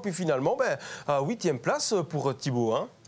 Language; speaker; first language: French; native; French